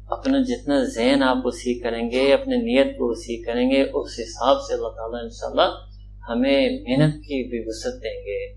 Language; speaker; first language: Urdu; early bilingual, heritage; Urdu